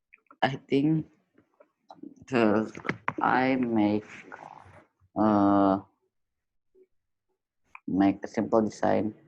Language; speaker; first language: English; non-native, learner; Indonesian